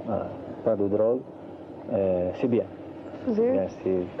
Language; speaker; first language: French; non-native, local second language; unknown